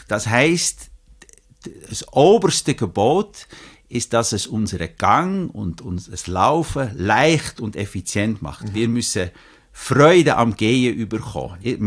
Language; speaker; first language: German; native; German